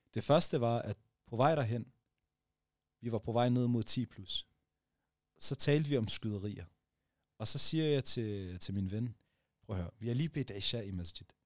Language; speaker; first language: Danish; early bilingual, other home language; Arabic